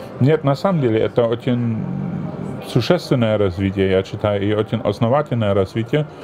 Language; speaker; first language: Russian; non-native, fluent; German